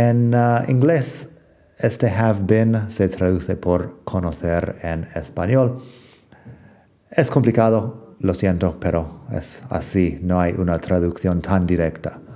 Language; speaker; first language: Spanish; non-native, fluent; English